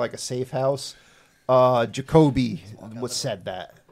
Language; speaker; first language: English; native; English